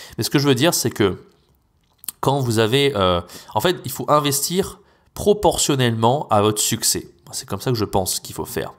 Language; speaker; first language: French; native; French